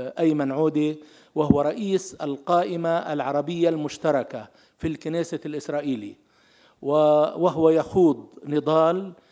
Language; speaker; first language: Arabic; native; Arabic